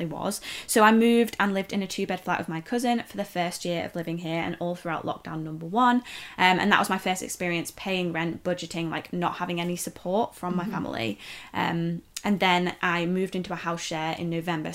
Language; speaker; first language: English; native; English